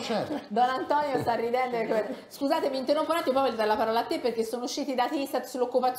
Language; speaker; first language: Italian; native; Italian